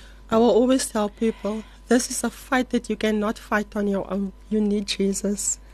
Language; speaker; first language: English; non-native, local second language; Afrikaans